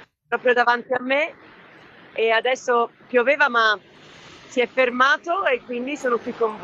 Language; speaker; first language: Italian; native; Italian